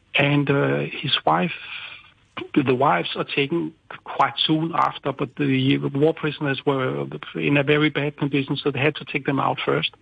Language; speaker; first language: English; non-native, fluent; Danish